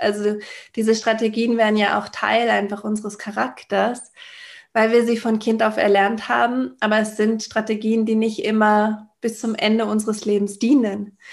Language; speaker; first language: German; native; German